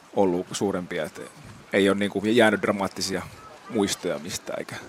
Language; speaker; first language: Finnish; native; Finnish